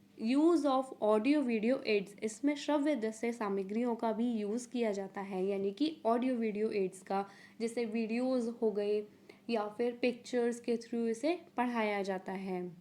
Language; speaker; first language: Hindi; native; Hindi